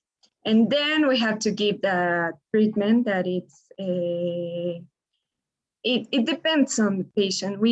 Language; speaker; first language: English; non-native, learner; Spanish